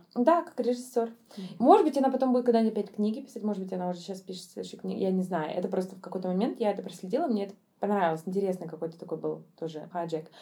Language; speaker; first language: Russian; early bilingual, heritage; Russian